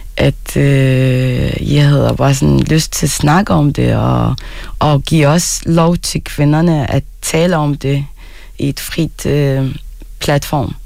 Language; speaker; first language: Danish; non-native, fluent; Arabic